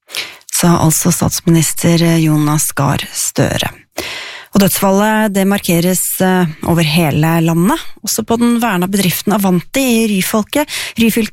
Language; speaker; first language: Norwegian; native; Norwegian